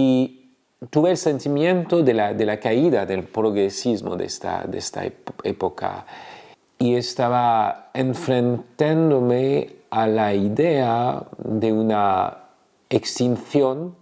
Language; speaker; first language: Spanish; non-native, fluent; French